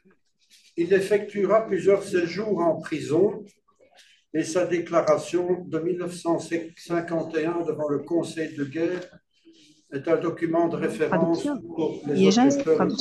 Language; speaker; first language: French; native; French